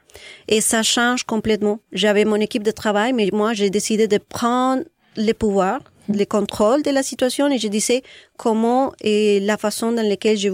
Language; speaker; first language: French; non-native, fluent; Spanish